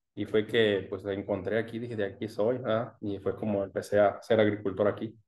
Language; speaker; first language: Spanish; native; Spanish